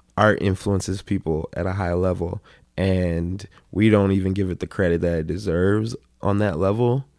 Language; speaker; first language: English; native; English